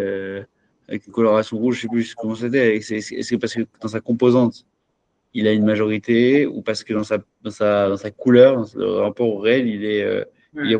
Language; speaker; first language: French; native; French